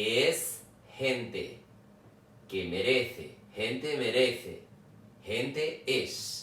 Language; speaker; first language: Spanish; non-native, fluent; Portuguese